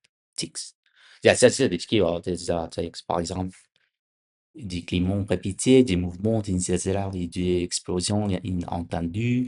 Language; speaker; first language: French; non-native, learner; English